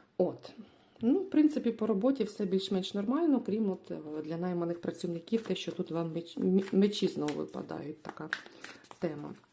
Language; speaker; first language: Ukrainian; non-native, local second language; Russian